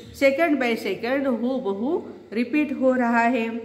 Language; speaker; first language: Hindi; non-native, local second language; Marathi